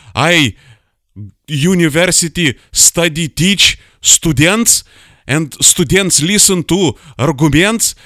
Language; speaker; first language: English; non-native, fluent; Lithuanian